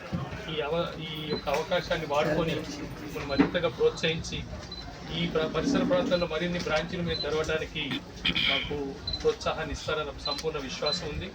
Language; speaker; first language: Telugu; native; Telugu